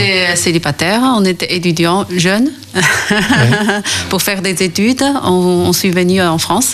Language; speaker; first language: French; non-native, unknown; Chinese